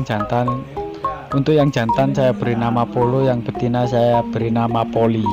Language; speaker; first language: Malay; non-native, local second language; Javanese